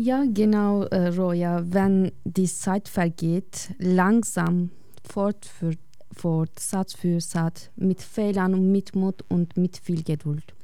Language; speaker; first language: German; non-native, fluent; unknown